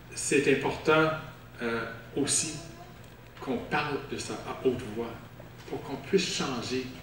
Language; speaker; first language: French; non-native, local second language; English